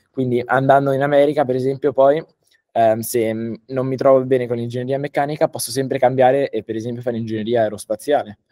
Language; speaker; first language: Italian; early bilingual, heritage; Italian